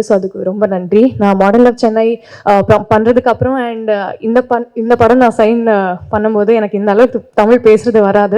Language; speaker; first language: Tamil; non-native, learner; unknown